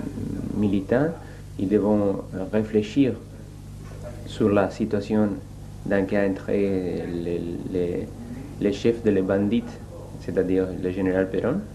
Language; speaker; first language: French; non-native, fluent; Spanish